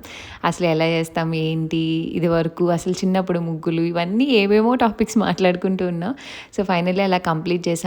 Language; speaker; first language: Telugu; native; Telugu